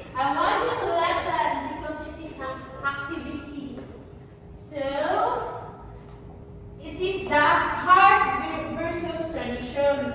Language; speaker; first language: English; non-native, local second language; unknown